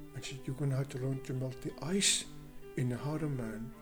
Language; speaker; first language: English; non-native, fluent; Kalaallisut